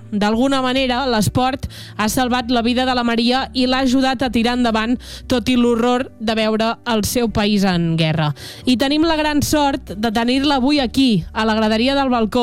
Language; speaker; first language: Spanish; non-native, local second language; Catalan